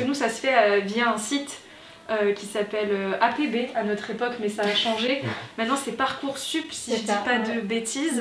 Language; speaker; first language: French; native; French